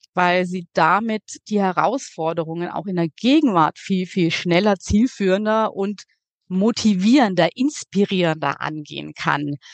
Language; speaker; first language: German; native; German